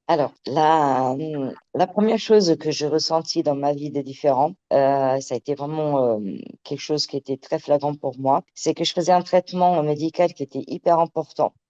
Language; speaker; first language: French; early bilingual, other home language; Portuguese